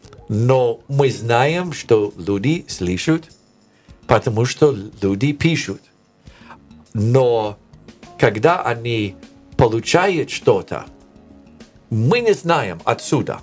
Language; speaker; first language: Russian; non-native, learner; English